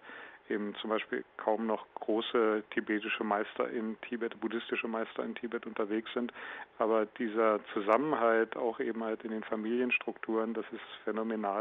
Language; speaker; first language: German; native; German